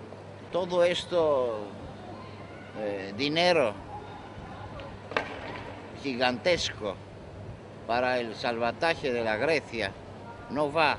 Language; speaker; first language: Spanish; non-native, fluent; Greek